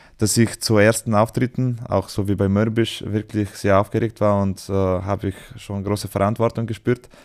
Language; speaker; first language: German; non-native, fluent; Slovenian